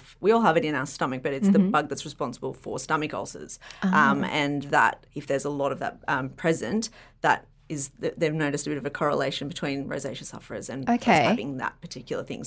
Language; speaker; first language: English; native; English